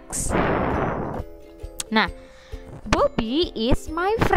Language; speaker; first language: English; non-native, fluent; Indonesian